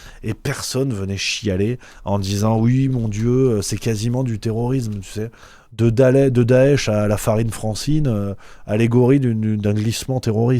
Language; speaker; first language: French; native; French